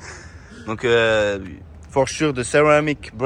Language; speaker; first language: English; non-native, learner; French